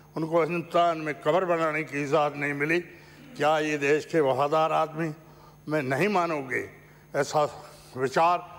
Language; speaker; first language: Hindi; native; Hindi